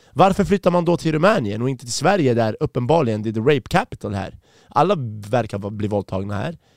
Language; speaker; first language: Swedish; early bilingual, other home language; Persian